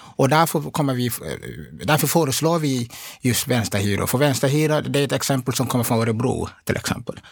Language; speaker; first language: Swedish; non-native, fluent; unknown